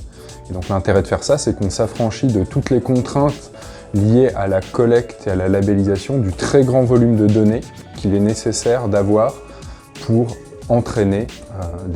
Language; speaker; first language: French; native; French